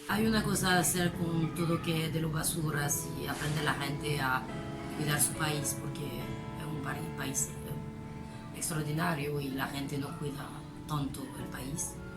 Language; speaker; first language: Spanish; non-native, fluent; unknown